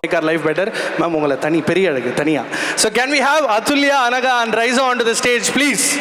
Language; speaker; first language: Tamil; native; Tamil